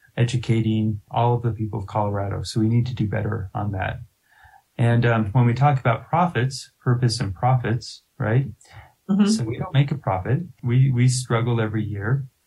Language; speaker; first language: English; native; English